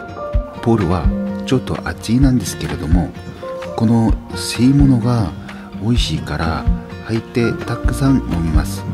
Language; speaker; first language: Japanese; non-native, learner; Korean